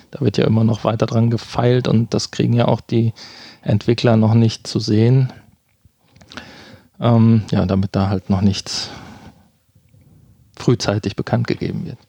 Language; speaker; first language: German; native; German